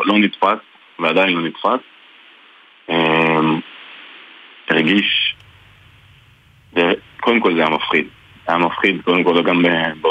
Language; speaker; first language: Hebrew; native; Hebrew